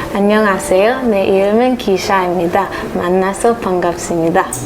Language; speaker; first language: Korean; non-native, learner; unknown